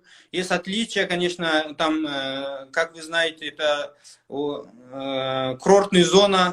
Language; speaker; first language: Russian; non-native, local second language; Kyrgyz